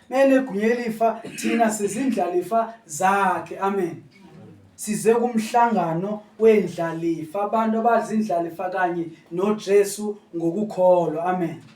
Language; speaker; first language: Zulu; non-native, local second language; Xhosa